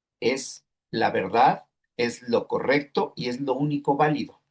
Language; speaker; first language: Spanish; native; Spanish